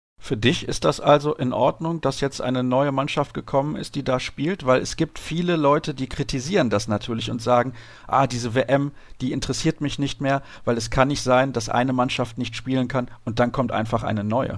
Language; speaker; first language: German; native; German